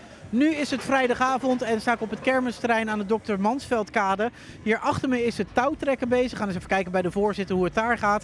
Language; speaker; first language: Dutch; native; Dutch